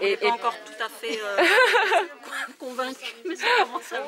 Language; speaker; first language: French; native; French